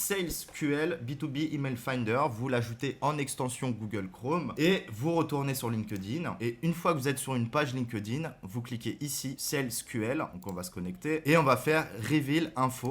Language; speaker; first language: French; native; French